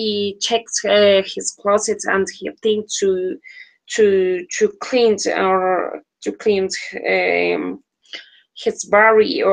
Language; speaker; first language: English; non-native, learner; Spanish